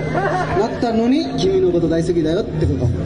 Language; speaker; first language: Japanese; non-native, learner; Bangla